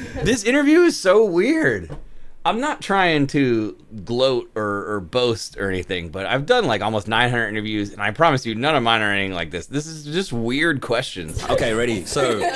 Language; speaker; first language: English; native; English